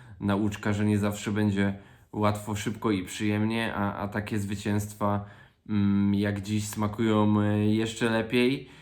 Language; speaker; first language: Polish; native; Polish